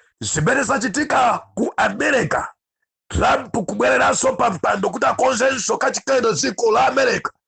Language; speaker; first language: Nyanja; native; Nyanja